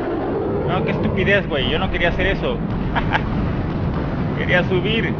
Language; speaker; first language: Spanish; native; Spanish